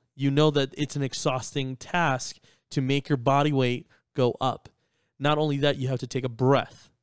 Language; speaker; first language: English; native; English